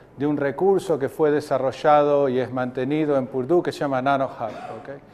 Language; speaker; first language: Spanish; native; Spanish